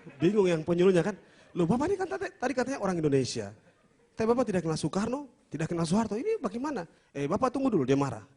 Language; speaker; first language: Indonesian; native; Indonesian